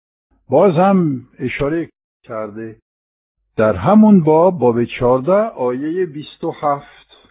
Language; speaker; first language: Persian; non-native, fluent; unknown